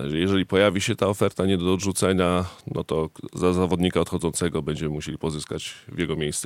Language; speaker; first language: Polish; native; Polish